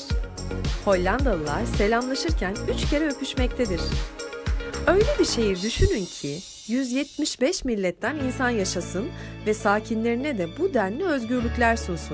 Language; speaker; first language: Turkish; native; Turkish